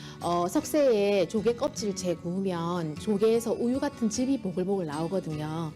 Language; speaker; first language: Korean; native; Korean